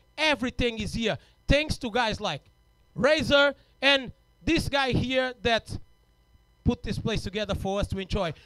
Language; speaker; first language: English; non-native, fluent; Portuguese